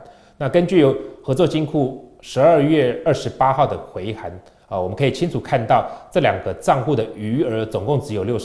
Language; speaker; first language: Chinese; native; Chinese